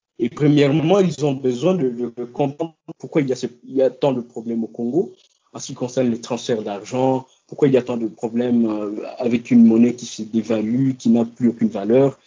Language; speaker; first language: French; non-native, local second language; Lingala